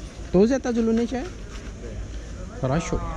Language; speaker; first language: Russian; non-native, learner; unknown